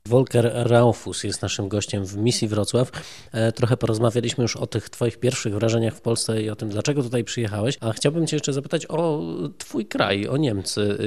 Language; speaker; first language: Polish; native; Polish